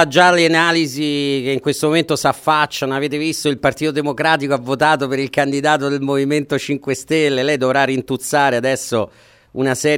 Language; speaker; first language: Italian; native; Italian